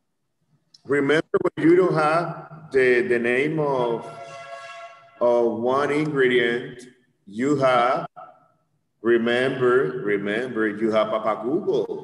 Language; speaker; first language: English; non-native, fluent; Spanish